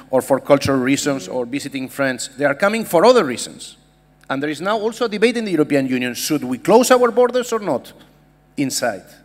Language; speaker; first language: English; non-native, fluent; Spanish